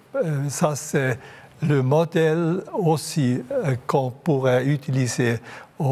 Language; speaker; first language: French; non-native, local second language; German